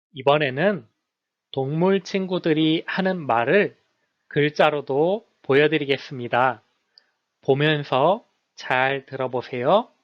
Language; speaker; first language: Korean; native; Korean